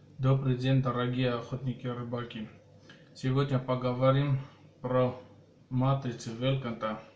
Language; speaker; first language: Russian; non-native, local second language; Armenian